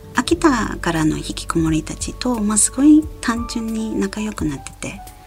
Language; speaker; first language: Japanese; non-native, fluent; Malay